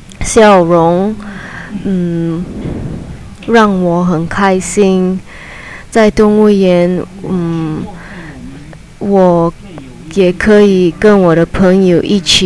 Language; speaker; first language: Chinese; non-native, learner; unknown